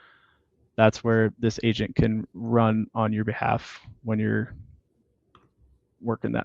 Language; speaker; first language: English; native; English